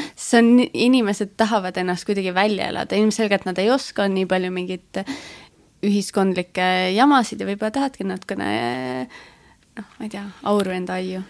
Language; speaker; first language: Estonian; native; Estonian